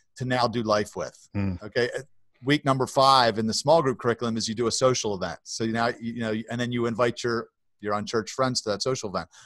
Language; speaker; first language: English; native; English